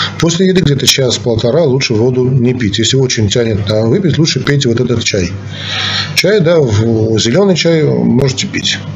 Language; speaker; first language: Russian; non-native, local second language; Armenian